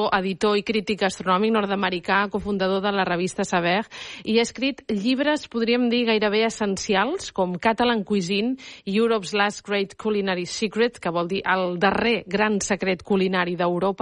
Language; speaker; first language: Catalan; native; Catalan